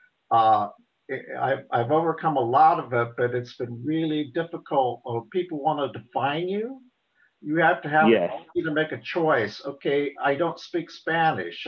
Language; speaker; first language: English; native; English